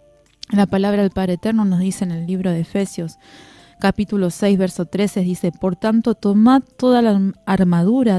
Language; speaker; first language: Spanish; native; Spanish